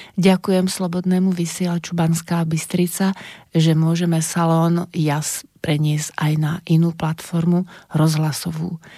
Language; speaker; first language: Slovak; native; Slovak